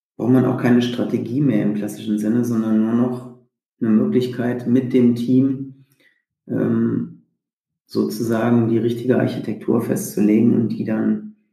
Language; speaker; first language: German; native; German